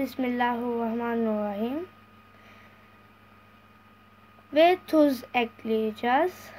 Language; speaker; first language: Turkish; non-native, fluent; Urdu